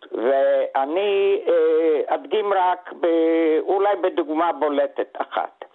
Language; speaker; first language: Hebrew; non-native, fluent; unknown